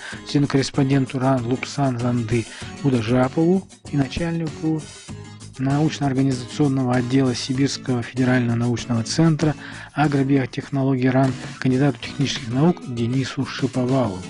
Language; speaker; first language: Russian; native; Russian